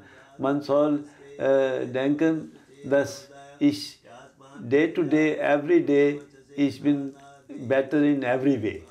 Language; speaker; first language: German; non-native, fluent; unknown